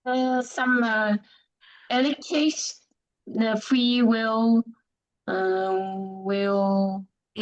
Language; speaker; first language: English; non-native, learner; Vietnamese